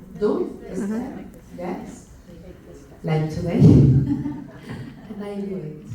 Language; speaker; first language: English; non-native, learner; Spanish